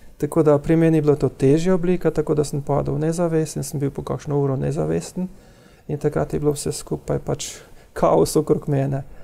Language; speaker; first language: Slovenian; native; Slovenian